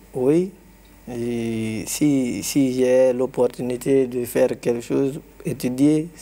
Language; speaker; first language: Spanish; non-native, learner; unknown